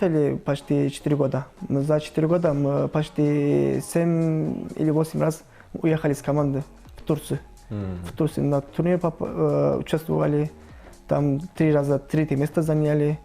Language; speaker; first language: Russian; non-native, learner; Turkish